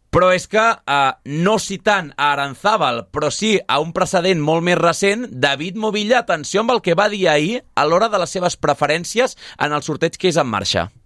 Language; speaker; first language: Catalan; native; Catalan